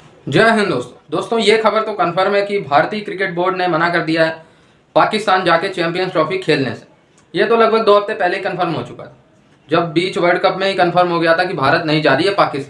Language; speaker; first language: Hindi; native; Hindi